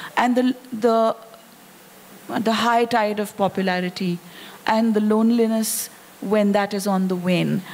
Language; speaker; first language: English; non-native, local second language; Hindi